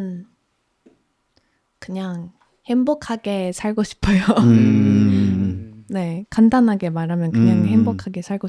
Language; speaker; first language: Korean; non-native, fluent; Polish